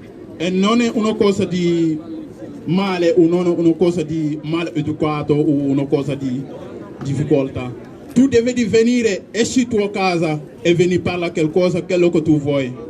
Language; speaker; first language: Italian; non-native, learner; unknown